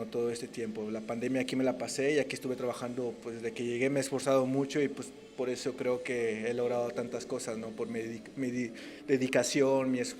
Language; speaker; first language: Spanish; native; Spanish